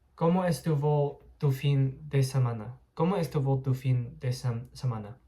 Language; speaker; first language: Spanish; non-native, learner; English